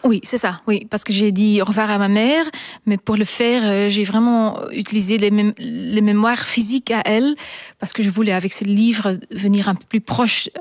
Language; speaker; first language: French; non-native, local second language; Dutch